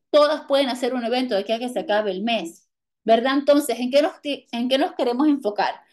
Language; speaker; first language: Spanish; native; Spanish